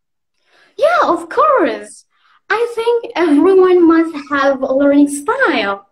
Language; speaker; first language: English; non-native, learner; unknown